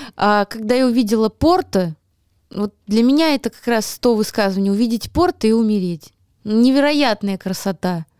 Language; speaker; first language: Russian; native; Russian